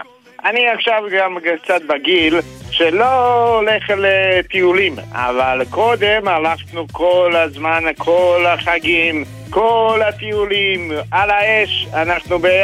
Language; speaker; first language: Hebrew; non-native, fluent; Bosnian